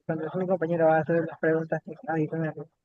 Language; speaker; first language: Spanish; native; Spanish